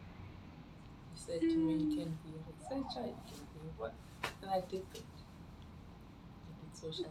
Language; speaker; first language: English; non-native, local second language; Tswana